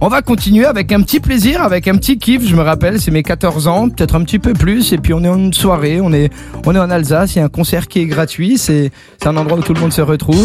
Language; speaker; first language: French; native; French